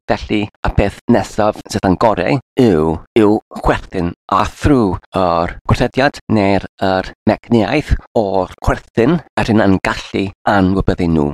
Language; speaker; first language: Welsh; non-native, learner; English